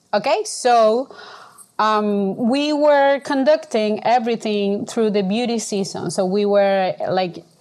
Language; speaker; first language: English; non-native, fluent; Spanish